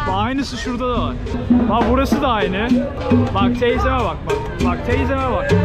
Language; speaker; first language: Turkish; native; Turkish